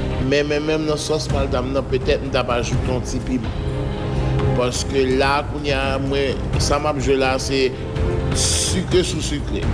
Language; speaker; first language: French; non-native, local second language; Haitian Creole